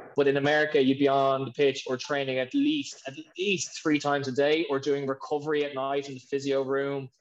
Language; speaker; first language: English; native; English